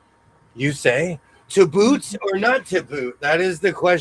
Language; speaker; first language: English; native; English